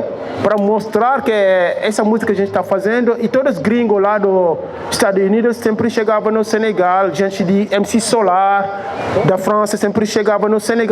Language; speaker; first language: Portuguese; non-native, fluent; Wolof